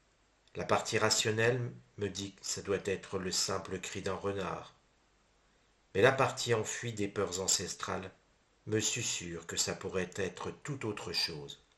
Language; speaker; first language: French; native; French